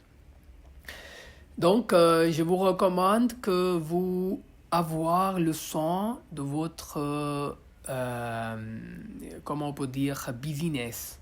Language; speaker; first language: French; non-native, learner; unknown